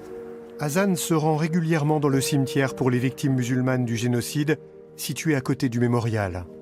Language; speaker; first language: French; native; French